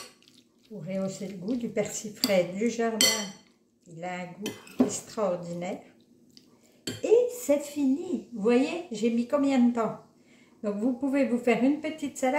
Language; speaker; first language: French; native; French